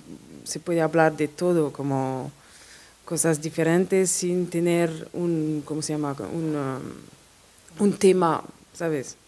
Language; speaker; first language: Spanish; non-native, fluent; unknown